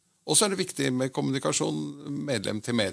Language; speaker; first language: Norwegian; native; Norwegian